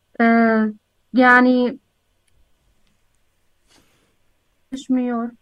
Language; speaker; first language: Turkish; non-native, learner; Arabic